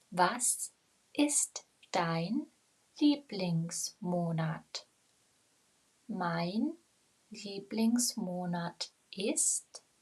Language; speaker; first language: German; non-native, fluent; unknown